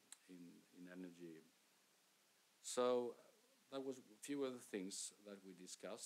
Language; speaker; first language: English; non-native, fluent; Swedish